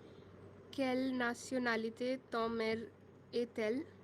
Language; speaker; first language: French; non-native, learner; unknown